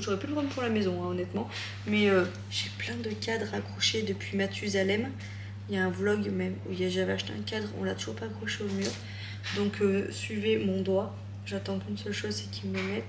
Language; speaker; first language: French; native; French